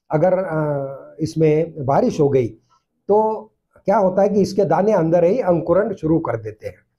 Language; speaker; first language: Hindi; non-native, local second language; Marathi